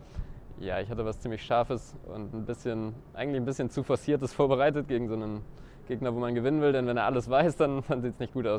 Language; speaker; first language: German; native; German